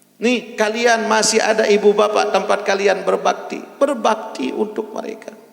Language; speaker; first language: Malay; non-native, local second language; Sasak